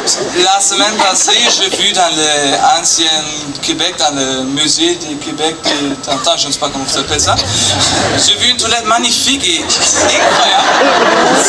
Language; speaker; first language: French; non-native, learner; German